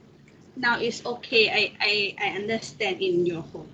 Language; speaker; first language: English; non-native, learner; Thai